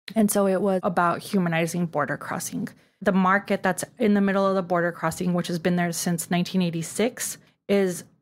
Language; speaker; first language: English; early bilingual, other home language; Spanish